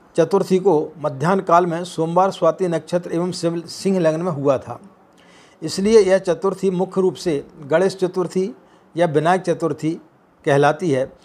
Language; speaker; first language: Hindi; native; Hindi